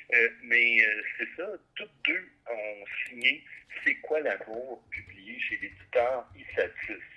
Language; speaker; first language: French; native; French